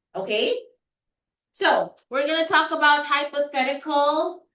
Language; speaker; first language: English; non-native, local second language; Filipino